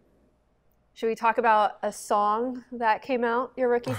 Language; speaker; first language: English; native; English